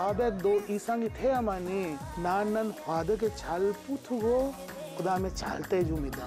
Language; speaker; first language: Korean; non-native, fluent; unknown